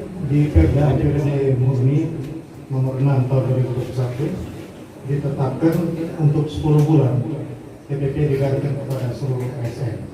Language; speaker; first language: Indonesian; native; Indonesian